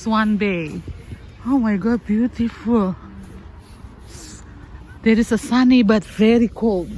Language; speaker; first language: English; non-native, learner; Indonesian